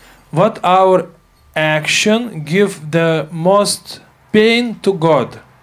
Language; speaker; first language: English; non-native, fluent; Lithuanian